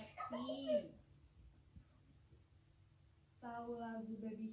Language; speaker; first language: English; non-native, learner; Indonesian